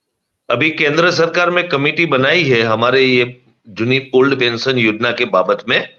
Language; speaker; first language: Hindi; non-native, local second language; Gujarati